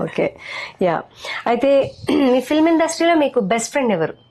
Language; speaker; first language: Telugu; native; Telugu